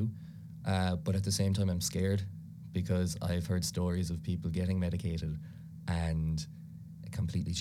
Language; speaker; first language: English; non-native, local second language; Irish